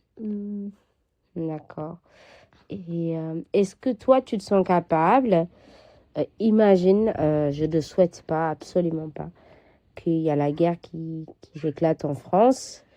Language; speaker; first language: French; non-native, fluent; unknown